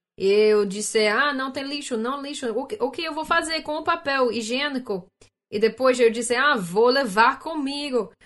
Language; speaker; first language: Portuguese; non-native, learner; English